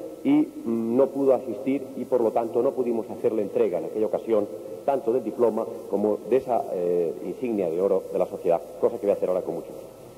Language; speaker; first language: Spanish; native; Spanish